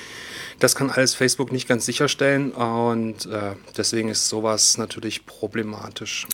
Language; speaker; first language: German; native; German